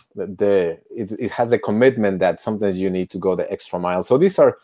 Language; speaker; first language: English; non-native, fluent; Spanish